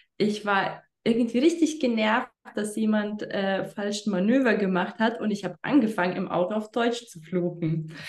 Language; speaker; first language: German; non-native, fluent; Lithuanian